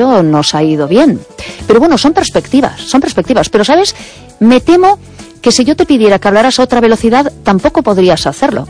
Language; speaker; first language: Spanish; native; Spanish